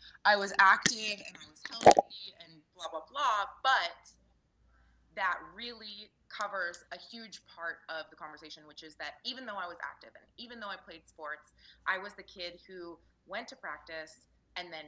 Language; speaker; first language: English; native; English